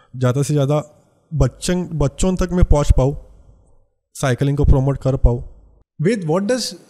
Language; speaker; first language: Hindi; non-native, local second language; Marathi